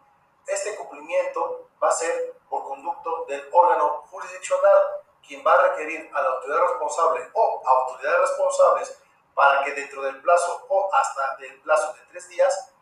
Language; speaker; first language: Spanish; native; Spanish